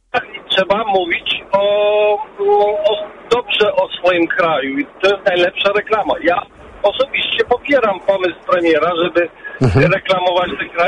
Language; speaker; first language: Polish; early bilingual, heritage; Polish